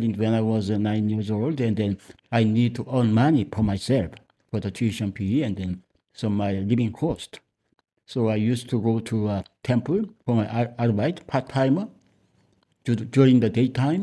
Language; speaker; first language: English; non-native, learner; Korean